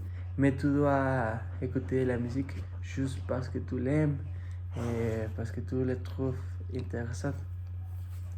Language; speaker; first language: French; non-native, fluent; Spanish